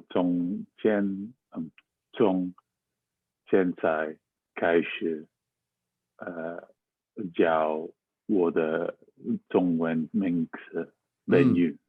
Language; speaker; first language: Chinese; non-native, learner; English